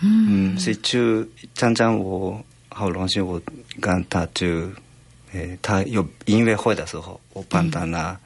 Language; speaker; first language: Chinese; non-native, fluent; Japanese